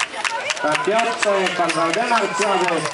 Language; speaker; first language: Polish; native; Polish